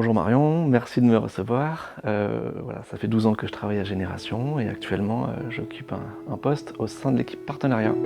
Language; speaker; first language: French; native; French